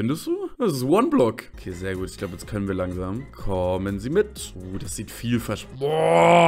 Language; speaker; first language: German; native; German